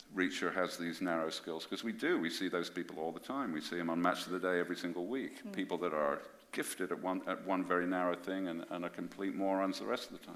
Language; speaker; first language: English; native; English